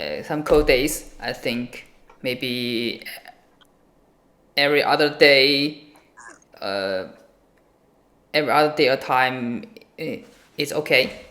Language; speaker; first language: English; non-native, learner; Chinese